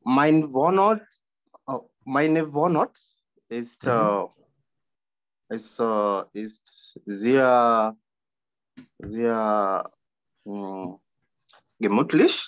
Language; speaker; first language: German; non-native, learner; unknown